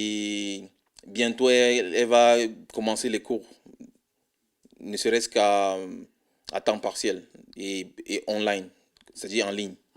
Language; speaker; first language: French; non-native, fluent; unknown